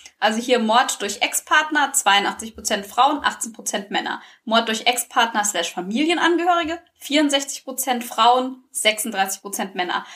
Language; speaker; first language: German; native; German